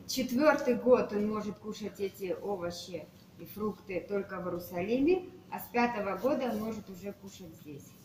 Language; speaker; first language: Russian; native; Russian